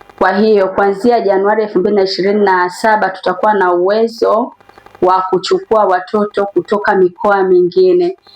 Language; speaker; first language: Swahili; native; Swahili